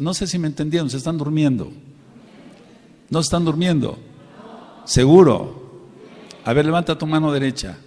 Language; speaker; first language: Spanish; native; Spanish